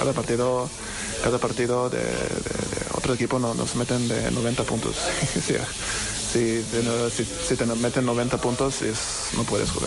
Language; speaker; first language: Spanish; non-native, learner; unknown